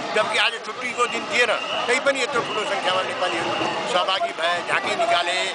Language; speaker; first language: Nepali; native; Nepali